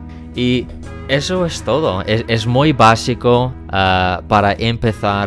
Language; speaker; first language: Spanish; non-native, fluent; English